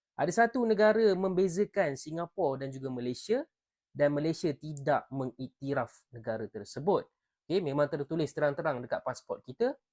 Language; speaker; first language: Malay; native; Malay